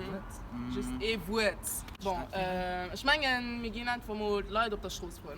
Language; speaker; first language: German; non-native, local second language; Luxembourgish